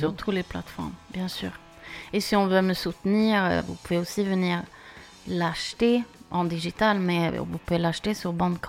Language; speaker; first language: French; non-native, fluent; Swedish